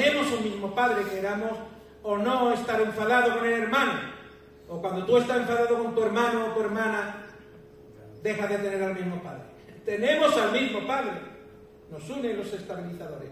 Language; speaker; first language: Spanish; native; Spanish